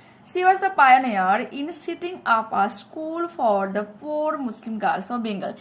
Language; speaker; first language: English; non-native, local second language; Bangla